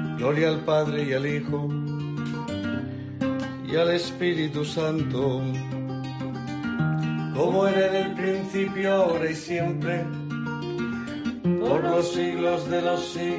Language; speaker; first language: Spanish; native; Spanish